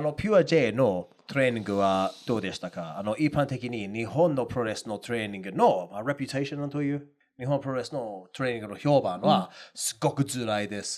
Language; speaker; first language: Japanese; non-native, fluent; English